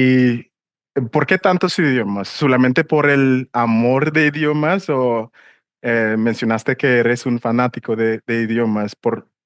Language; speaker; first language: Spanish; non-native, fluent; English